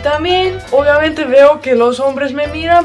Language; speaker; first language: Spanish; non-native, fluent; Estonian